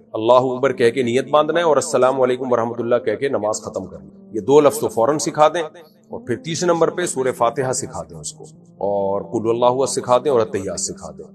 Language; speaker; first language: Urdu; native; Urdu